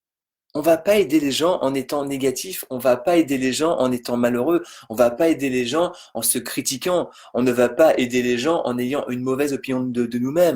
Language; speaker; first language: French; native; French